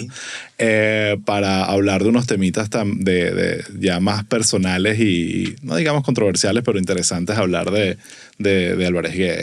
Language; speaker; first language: Spanish; native; Spanish